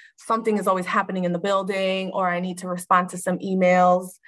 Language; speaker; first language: English; early bilingual, other home language; Spanish